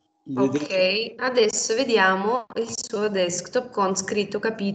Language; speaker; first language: Italian; native; Italian